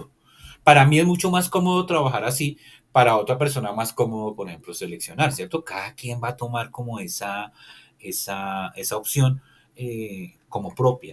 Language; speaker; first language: Spanish; native; Spanish